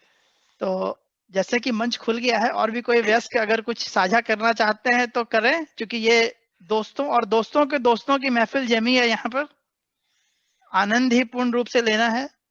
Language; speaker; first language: Hindi; native; Hindi